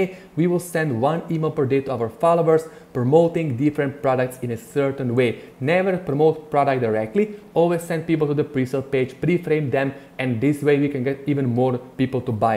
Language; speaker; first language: English; non-native, fluent; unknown